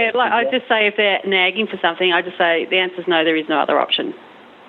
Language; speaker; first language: English; native; English